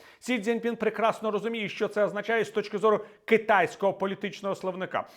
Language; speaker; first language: Ukrainian; native; Ukrainian